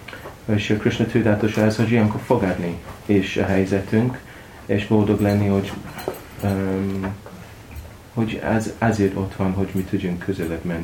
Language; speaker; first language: Hungarian; non-native, learner; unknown